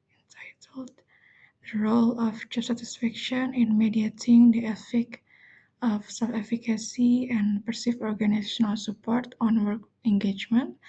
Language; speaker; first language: English; non-native, learner; Indonesian